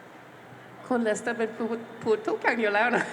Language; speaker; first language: Thai; non-native, learner; Norwegian